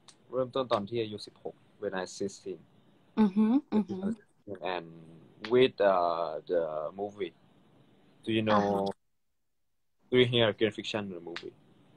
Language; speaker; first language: English; non-native, learner; Thai